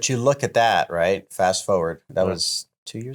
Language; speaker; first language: English; native; English